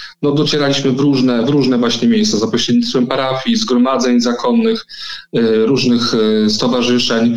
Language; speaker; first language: Polish; native; Polish